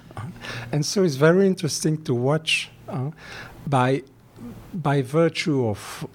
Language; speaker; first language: English; non-native, fluent; Dutch